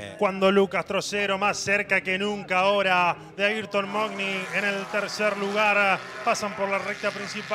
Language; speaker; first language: Spanish; native; Spanish